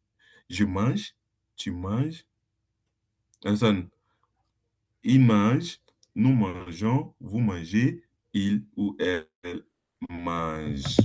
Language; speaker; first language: French; non-native, fluent; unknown